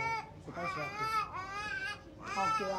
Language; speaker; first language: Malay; non-native, local second language; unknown